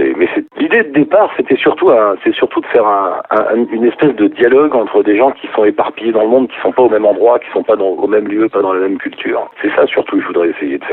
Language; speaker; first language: French; native; French